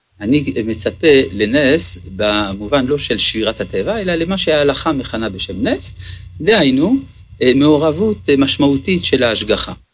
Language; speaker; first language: Hebrew; early bilingual, other home language; French